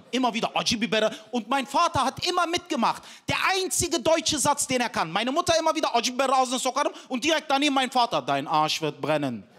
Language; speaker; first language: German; early bilingual, other home language; Turkish